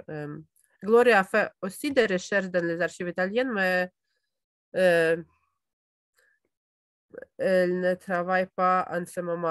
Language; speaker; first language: French; non-native, fluent; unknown